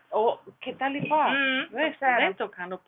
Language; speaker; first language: Greek; non-native, learner; German